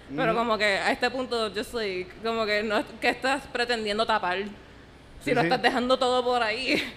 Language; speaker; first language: Spanish; native; Spanish